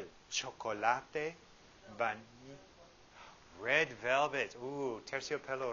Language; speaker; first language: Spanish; non-native, fluent; English